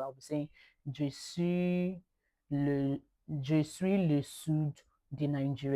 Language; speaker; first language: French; non-native, learner; Yoruba